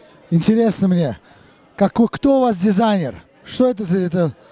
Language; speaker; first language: Russian; early bilingual, other home language; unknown